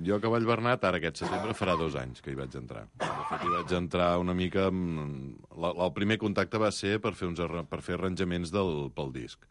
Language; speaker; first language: Catalan; native; Catalan